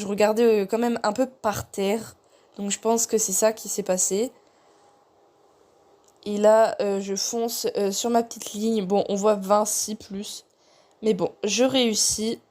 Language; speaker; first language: French; native; French